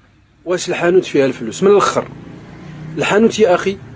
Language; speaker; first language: Arabic; native; Arabic